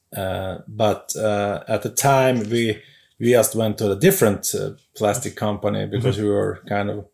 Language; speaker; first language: English; non-native, fluent; Swedish